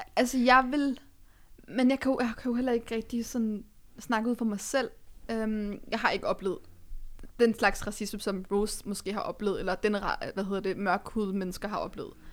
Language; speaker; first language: Danish; early bilingual, other home language; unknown